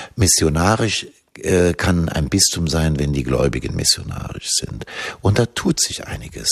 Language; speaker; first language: German; native; German